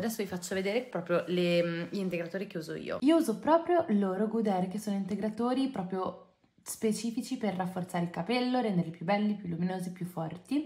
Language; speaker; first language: Italian; native; Italian